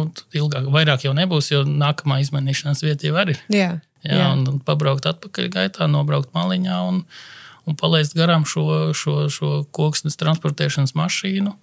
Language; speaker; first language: Latvian; native; Latvian